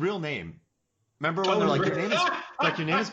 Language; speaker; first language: English; native; English